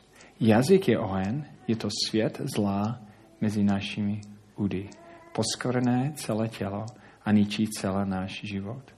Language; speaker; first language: Czech; non-native, fluent; English